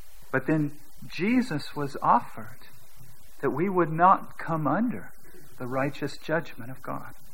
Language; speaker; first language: English; native; English